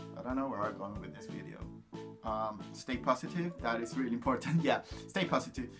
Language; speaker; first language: English; non-native, fluent; Spanish